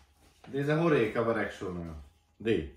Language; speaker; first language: Dutch; non-native, learner; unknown